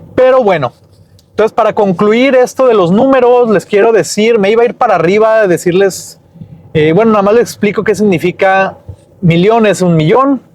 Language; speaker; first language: Spanish; native; Spanish